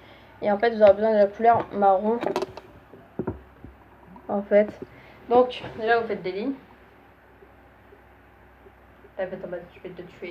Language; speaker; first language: French; native; French